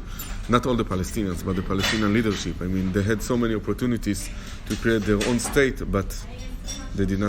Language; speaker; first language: English; non-native, fluent; Hebrew